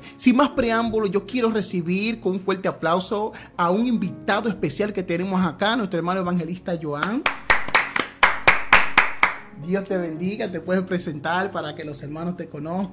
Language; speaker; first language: Spanish; native; Spanish